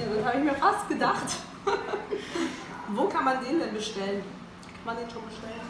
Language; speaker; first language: German; native; German